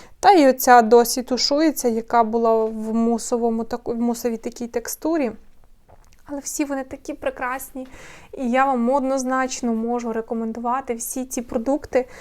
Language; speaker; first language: Ukrainian; non-native, local second language; Russian